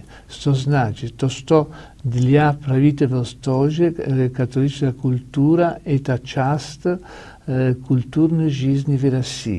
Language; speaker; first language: Russian; non-native, learner; Italian